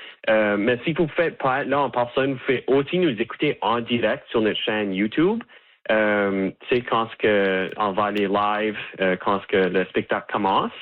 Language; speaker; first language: French; native; French